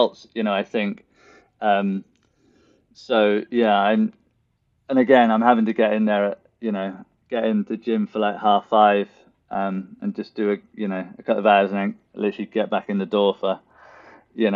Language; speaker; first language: English; native; English